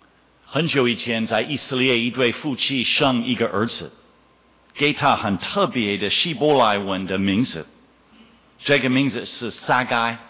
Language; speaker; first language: Chinese; non-native, fluent; English